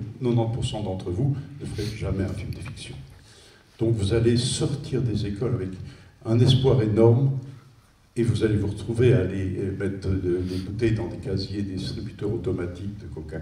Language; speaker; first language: French; native; French